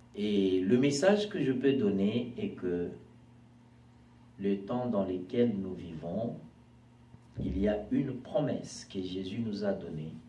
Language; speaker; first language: French; non-native, local second language; Lingala